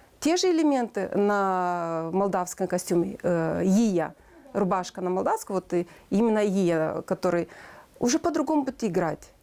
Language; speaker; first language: Russian; non-native, local second language; Romanian